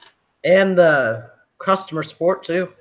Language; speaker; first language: English; native; English